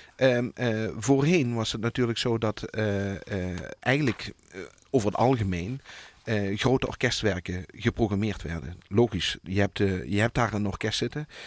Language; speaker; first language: Dutch; native; Dutch